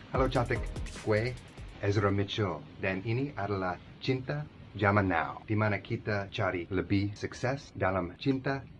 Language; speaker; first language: Indonesian; non-native, learner; English